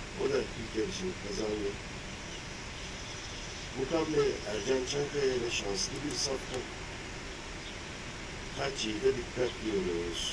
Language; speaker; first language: Turkish; native; Turkish